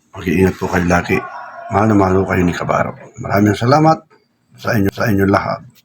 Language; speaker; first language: Filipino; native; Filipino